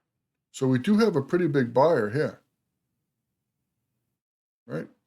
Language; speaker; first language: English; native; English